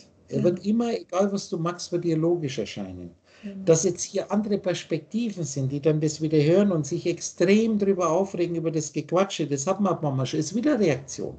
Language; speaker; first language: German; native; German